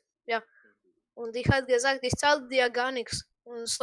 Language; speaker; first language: German; non-native, learner; Croatian